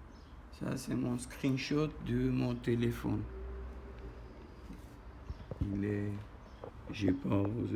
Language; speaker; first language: French; non-native, learner; Armenian